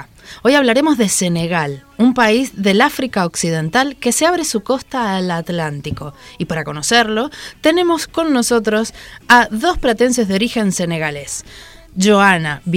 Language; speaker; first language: Spanish; native; Spanish